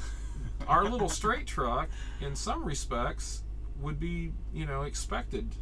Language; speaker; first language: English; native; English